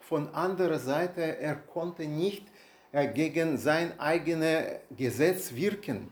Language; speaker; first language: German; non-native, learner; Russian